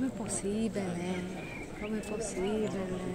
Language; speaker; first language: Italian; non-native, learner; Russian